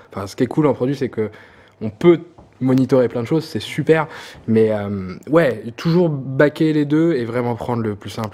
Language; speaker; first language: French; native; French